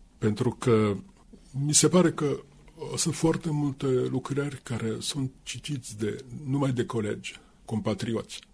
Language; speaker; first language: Romanian; non-native, fluent; Finnish